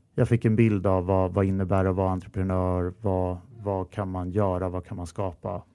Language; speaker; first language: Swedish; native; Swedish